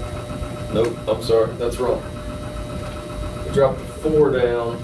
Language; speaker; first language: English; native; English